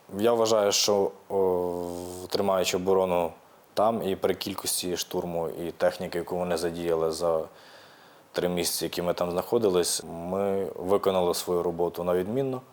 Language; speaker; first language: Ukrainian; native; Ukrainian